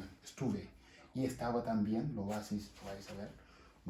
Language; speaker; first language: Spanish; non-native, fluent; Wolof